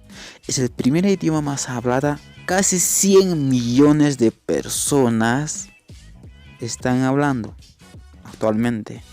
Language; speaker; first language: Spanish; non-native, local second language; Quechua